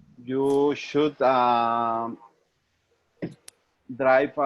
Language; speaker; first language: English; non-native, learner; Spanish